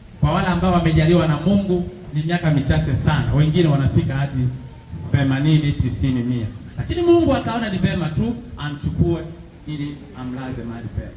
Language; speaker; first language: Swahili; non-native, local second language; Bembe